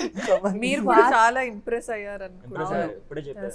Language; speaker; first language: Telugu; non-native, fluent; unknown